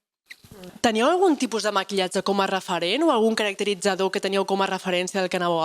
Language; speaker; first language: Catalan; native; Catalan